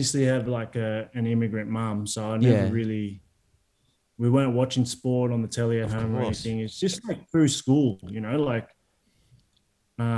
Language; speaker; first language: English; native; English